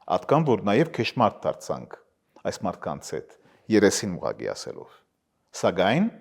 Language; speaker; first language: Armenian; early bilingual, heritage; Armenian